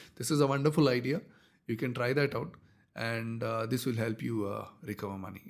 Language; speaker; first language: English; non-native, local second language; Kannada